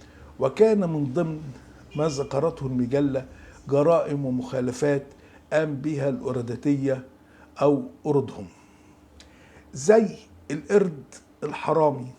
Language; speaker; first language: Arabic; native; Arabic